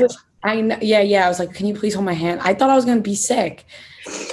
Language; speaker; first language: English; native; English